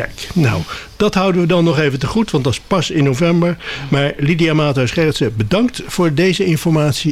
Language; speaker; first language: Dutch; native; Dutch